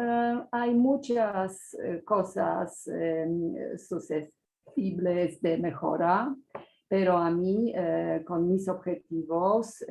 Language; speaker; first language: Spanish; non-native, fluent; Polish